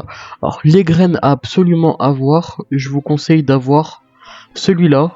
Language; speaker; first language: French; native; French